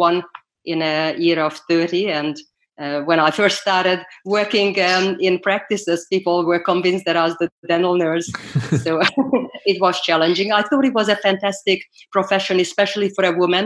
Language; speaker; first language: English; non-native, fluent; Hungarian